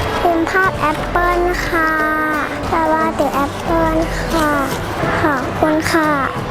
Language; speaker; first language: Thai; native; Thai